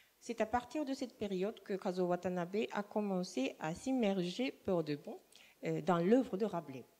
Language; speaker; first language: French; non-native, fluent; Japanese